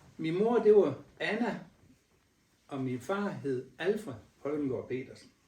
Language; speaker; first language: Danish; native; Danish